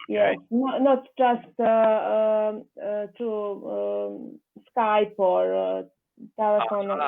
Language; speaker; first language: English; non-native, learner; Serbian